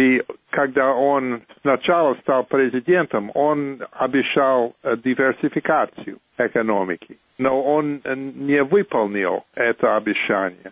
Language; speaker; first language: Russian; non-native, fluent; English